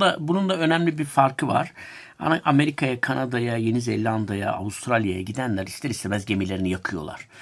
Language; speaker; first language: Turkish; native; Turkish